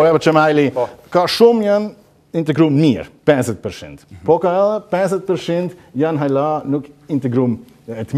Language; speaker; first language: Albanian; non-native, learner; German